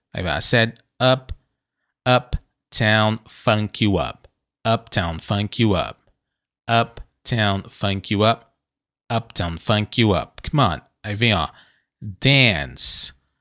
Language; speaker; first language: English; non-native, fluent; Portuguese